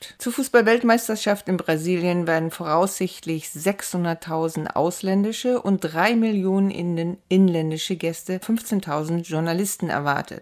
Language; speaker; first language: German; native; German